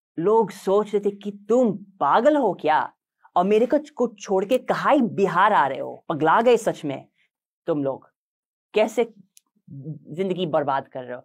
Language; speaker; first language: Hindi; non-native, fluent; English